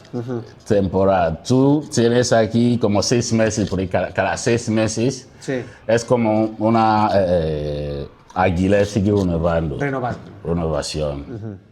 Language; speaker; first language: Spanish; non-native, learner; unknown